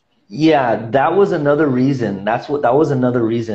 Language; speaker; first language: English; native; English